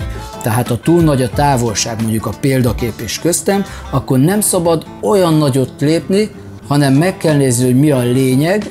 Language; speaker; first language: Hungarian; native; Hungarian